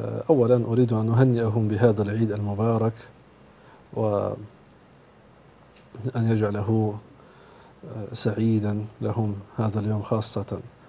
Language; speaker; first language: Arabic; non-native, fluent; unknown